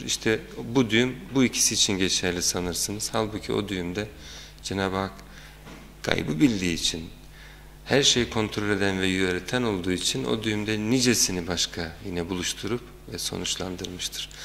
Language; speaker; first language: Turkish; native; Turkish